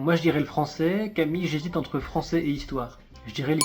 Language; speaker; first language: French; native; French